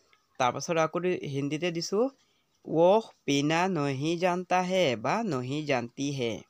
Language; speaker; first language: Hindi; non-native, local second language; Assamese